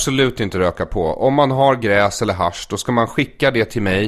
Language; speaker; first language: Swedish; native; Swedish